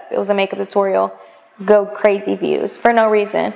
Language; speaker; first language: English; native; English